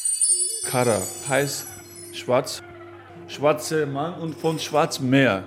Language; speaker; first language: German; non-native, learner; Turkish